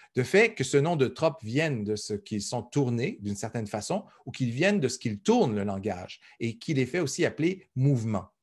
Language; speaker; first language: French; native; French